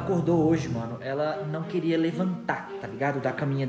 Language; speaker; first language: Portuguese; native; Portuguese